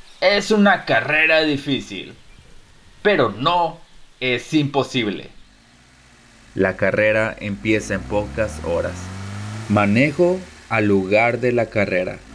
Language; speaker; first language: Spanish; early bilingual, heritage; Spanish